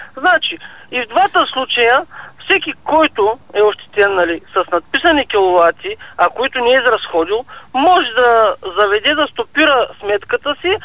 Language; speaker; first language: Bulgarian; native; Bulgarian